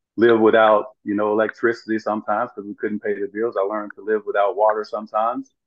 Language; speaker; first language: English; native; English